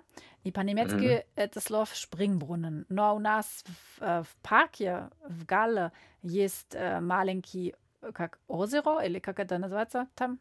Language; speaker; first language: Russian; non-native, learner; German